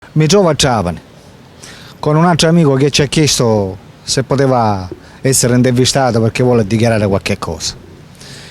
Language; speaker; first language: Italian; native; Italian